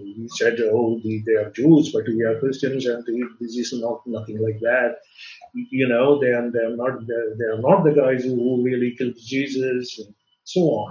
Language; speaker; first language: English; non-native, local second language; Malayalam